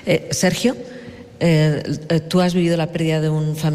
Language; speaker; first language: Spanish; native; Spanish